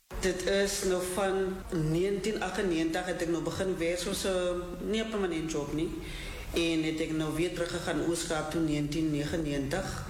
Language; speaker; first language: Afrikaans; non-native, local second language; Southern Sotho